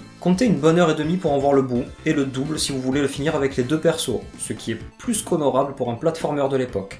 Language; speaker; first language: French; native; French